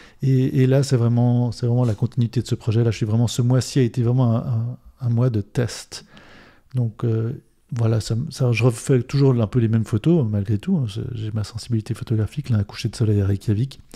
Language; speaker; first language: French; native; French